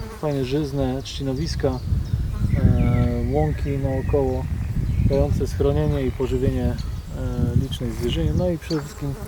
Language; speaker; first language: Polish; native; Polish